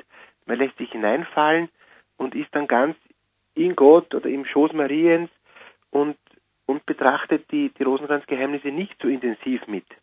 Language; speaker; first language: German; native; German